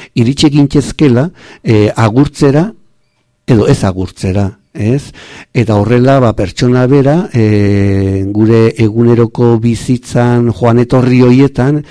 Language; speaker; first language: Basque; native; Basque